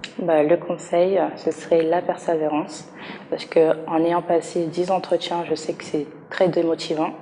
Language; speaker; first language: French; native; French